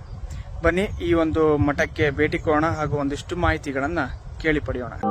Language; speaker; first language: Kannada; native; Kannada